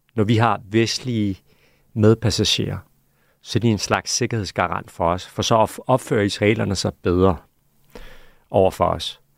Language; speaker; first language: Danish; early bilingual, other home language; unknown